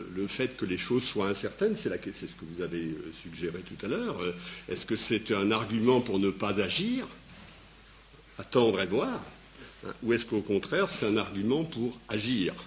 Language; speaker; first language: French; native; French